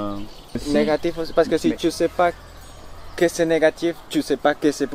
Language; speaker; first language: French; non-native, learner; Spanish